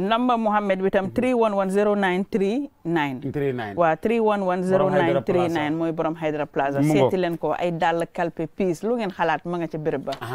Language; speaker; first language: Wolof; native; Wolof